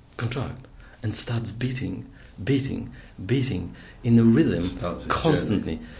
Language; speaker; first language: English; non-native, fluent; Polish